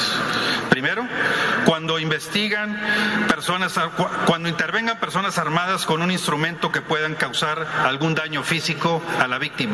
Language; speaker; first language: Spanish; native; Spanish